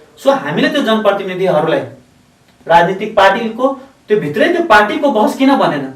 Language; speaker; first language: Nepali; non-native, local second language; Maithili